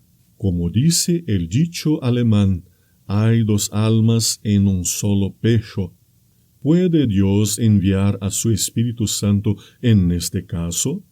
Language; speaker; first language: Spanish; non-native, fluent; Portuguese